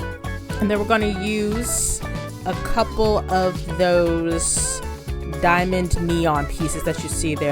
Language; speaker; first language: English; native; English